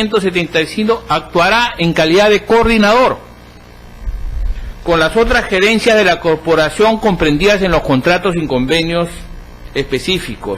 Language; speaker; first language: Spanish; native; Spanish